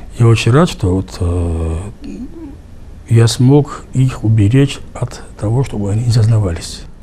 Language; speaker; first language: Russian; non-native, local second language; Georgian